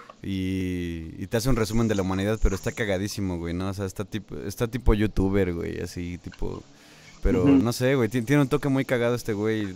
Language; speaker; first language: Spanish; native; Spanish